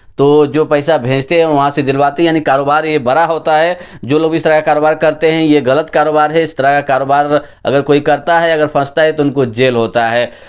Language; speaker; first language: Hindi; native; Hindi